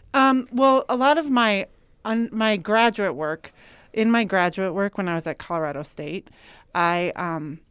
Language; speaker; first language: English; native; English